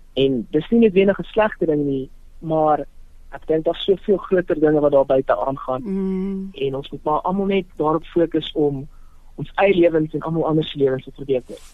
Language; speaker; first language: Afrikaans; non-native, local second language; Tswana